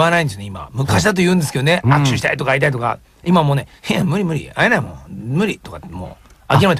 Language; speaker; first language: Japanese; native; Japanese